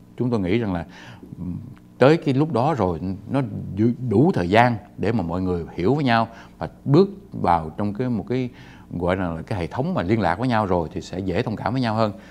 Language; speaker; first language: Vietnamese; native; Vietnamese